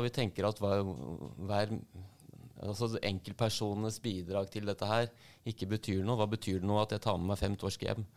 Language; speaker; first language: Norwegian; native; Norwegian